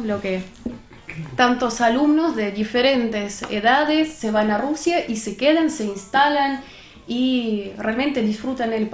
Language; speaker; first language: Spanish; non-native, fluent; Russian